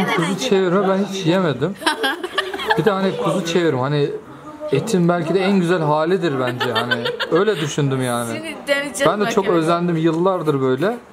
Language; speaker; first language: Turkish; native; Turkish